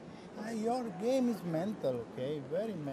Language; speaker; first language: English; non-native, fluent; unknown